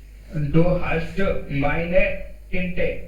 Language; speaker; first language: German; non-native, learner; Hindi